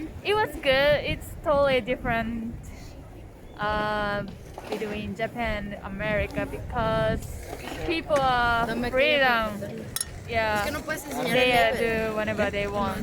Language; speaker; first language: English; non-native, learner; Japanese